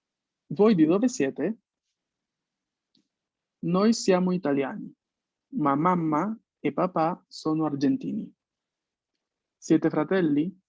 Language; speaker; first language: Italian; non-native, fluent; Spanish